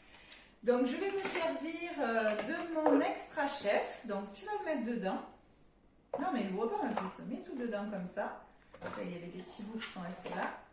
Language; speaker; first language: French; native; French